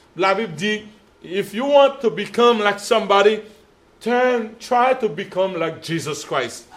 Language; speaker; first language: English; non-native, fluent; Haitian Creole